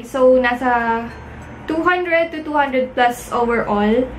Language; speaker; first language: English; non-native, local second language; Filipino